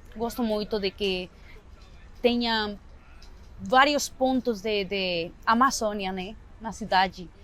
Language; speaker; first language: Portuguese; non-native, fluent; Spanish